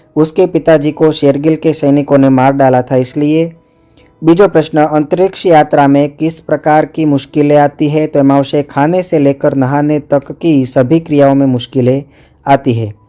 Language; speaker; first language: Hindi; non-native, local second language; Gujarati